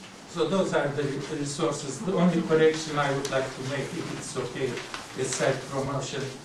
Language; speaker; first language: English; non-native, fluent; Turkish